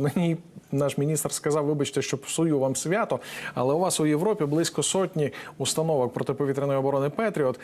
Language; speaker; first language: Ukrainian; native; Ukrainian